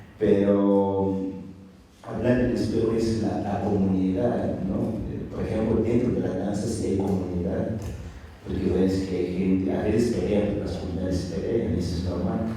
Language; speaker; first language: Spanish; non-native, fluent; Tsonga